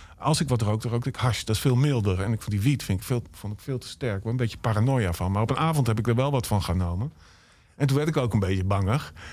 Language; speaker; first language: Dutch; native; Dutch